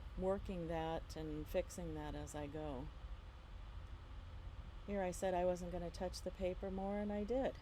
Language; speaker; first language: English; native; English